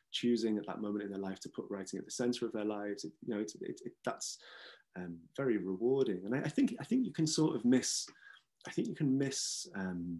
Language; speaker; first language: English; native; English